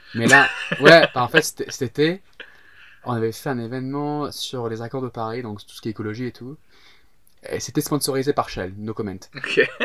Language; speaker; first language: French; native; French